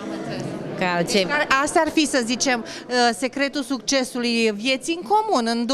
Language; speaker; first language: Romanian; native; Romanian